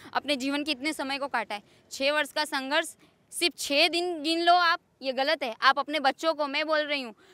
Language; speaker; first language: Hindi; non-native, local second language; Gujarati